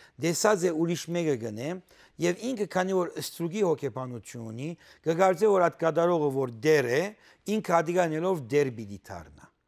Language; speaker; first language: Armenian; early bilingual, heritage; Armenian